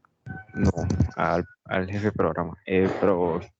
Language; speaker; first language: Spanish; native; Spanish